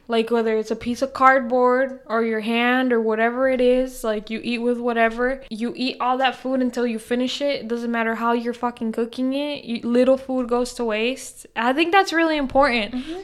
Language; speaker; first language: English; early bilingual, other home language; Spanish